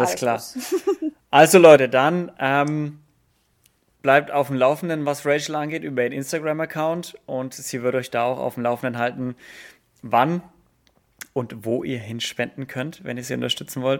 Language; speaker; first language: German; native; German